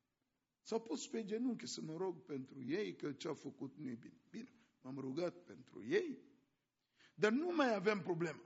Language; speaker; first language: Romanian; non-native, fluent; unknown